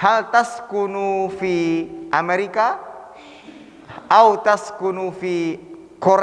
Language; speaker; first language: Arabic; non-native, fluent; Indonesian